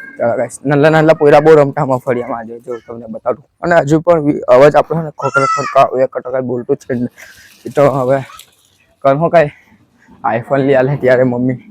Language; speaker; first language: Gujarati; native; Gujarati